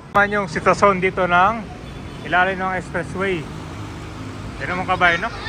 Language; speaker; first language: Filipino; native; Filipino